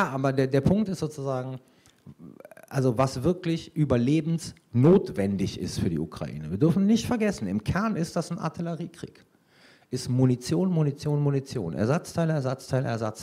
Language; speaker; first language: German; native; German